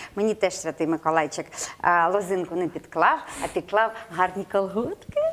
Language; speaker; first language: Ukrainian; non-native, local second language; Russian